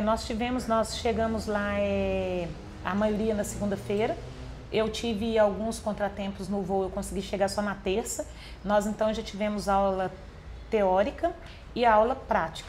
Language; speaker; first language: Portuguese; native; Portuguese